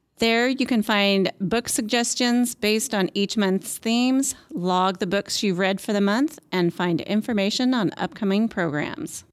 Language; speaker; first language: English; native; English